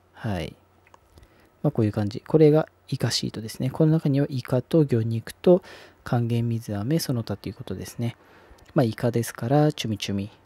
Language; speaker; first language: Japanese; native; Japanese